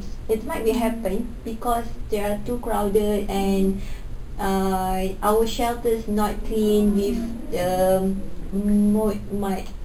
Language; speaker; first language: English; non-native, local second language; Malay